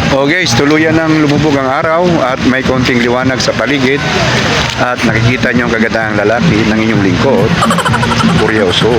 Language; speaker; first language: Filipino; non-native, local second language; Cebuano